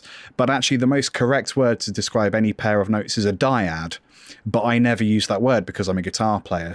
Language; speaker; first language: English; native; English